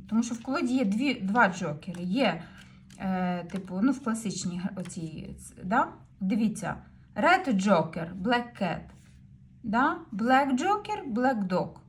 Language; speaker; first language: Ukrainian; non-native, local second language; Russian